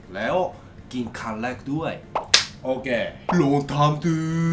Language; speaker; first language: Thai; non-native, learner; Japanese